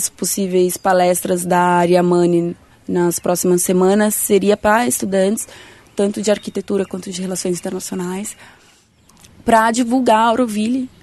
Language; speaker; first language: Portuguese; native; Portuguese